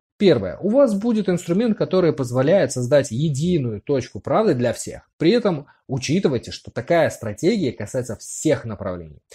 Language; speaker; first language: Russian; native; Russian